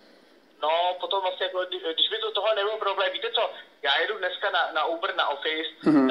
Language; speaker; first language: Czech; native; Czech